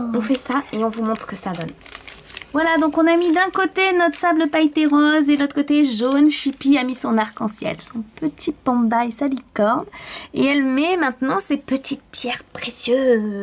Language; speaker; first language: French; native; French